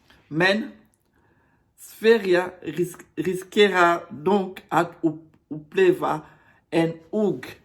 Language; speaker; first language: Swedish; non-native, learner; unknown